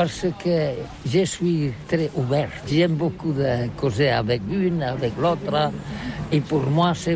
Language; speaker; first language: French; non-native, learner; Catalan